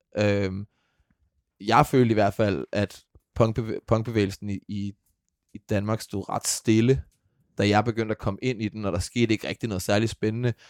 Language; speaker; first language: Danish; native; Danish